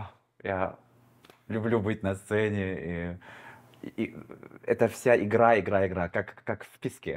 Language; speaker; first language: Russian; early bilingual, heritage; Russian